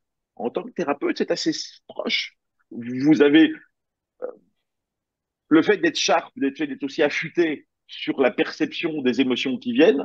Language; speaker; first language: French; native; French